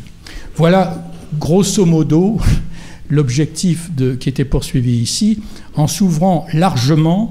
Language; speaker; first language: French; native; French